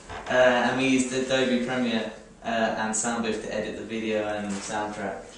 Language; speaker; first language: English; native; English